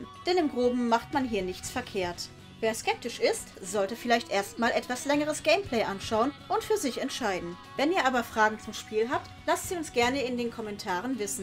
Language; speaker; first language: German; native; German